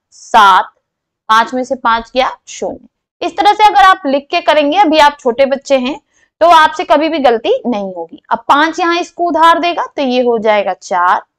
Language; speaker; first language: Hindi; native; Hindi